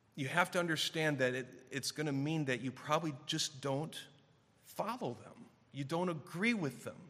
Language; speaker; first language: English; native; English